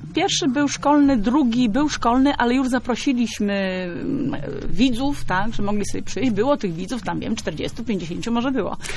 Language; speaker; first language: Polish; native; Polish